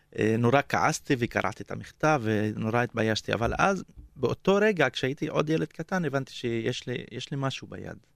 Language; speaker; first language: Hebrew; non-native, local second language; Arabic